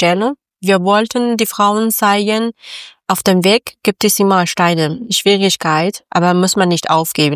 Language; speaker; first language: German; non-native, learner; Persian